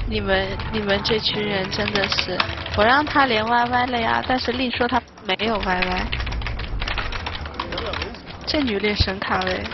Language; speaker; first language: Chinese; native; Chinese